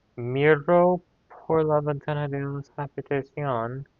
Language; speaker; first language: Spanish; non-native, learner; English